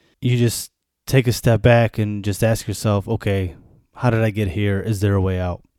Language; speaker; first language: English; early bilingual, other home language; Bosnian